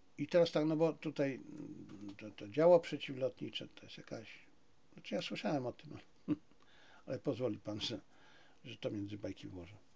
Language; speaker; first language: Polish; native; Polish